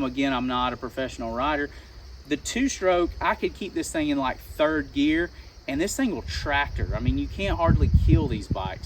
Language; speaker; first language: English; native; English